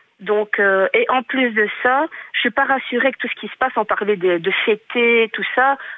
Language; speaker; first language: French; native; French